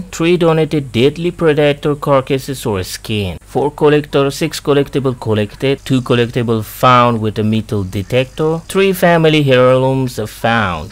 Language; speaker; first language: English; non-native, fluent; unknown